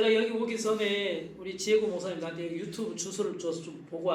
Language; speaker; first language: Korean; native; Korean